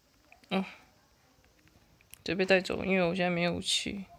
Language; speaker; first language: Chinese; native; Chinese